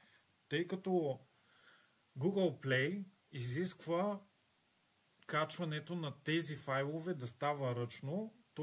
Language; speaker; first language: Bulgarian; native; Bulgarian